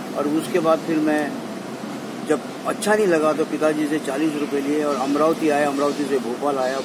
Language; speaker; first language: Hindi; non-native, local second language; Marathi